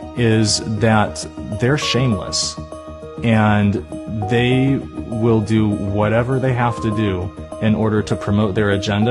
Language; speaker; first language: English; native; English